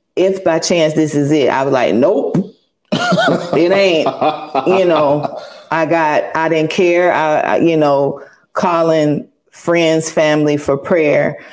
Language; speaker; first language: English; native; English